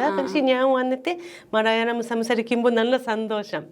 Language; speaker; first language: Malayalam; non-native, learner; Japanese